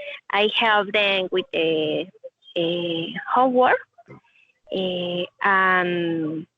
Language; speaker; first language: English; non-native, learner; Spanish